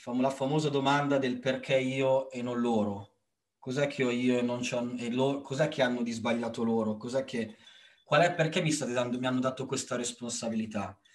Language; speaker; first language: Italian; early bilingual, other home language; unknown